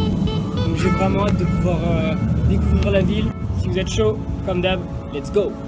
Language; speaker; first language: French; native; French